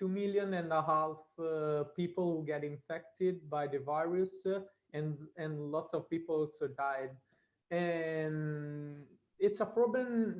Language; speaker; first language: English; non-native, fluent; Italian